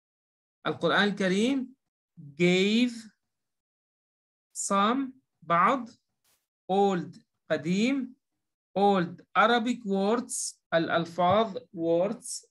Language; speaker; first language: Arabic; non-native, fluent; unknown